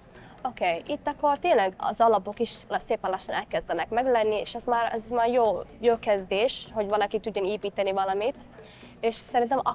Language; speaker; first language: Hungarian; non-native, fluent; Somali